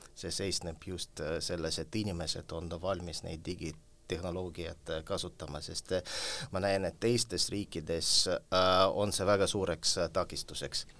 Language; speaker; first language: Estonian; non-native, local second language; Russian